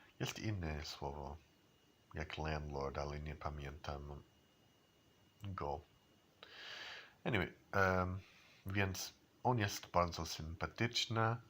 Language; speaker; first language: Polish; non-native, learner; English